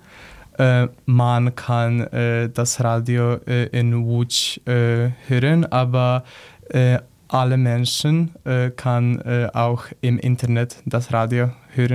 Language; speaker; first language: German; non-native, learner; Polish